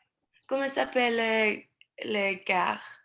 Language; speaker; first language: French; non-native, learner; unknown